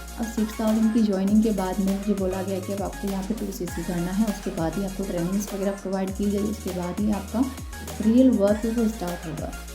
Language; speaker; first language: Hindi; non-native, local second language; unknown